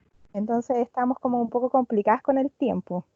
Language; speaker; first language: Spanish; native; Spanish